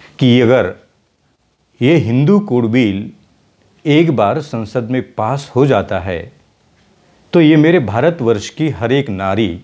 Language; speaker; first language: Hindi; non-native, local second language; Marathi